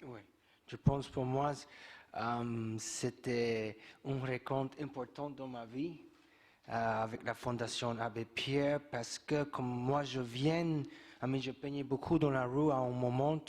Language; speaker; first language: French; non-native, fluent; English